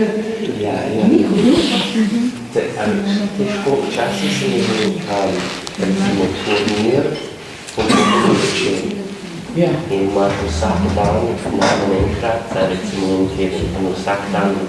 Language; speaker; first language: Slovenian; non-native, learner; English